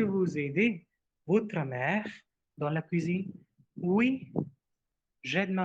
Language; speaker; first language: French; non-native, fluent; Hindi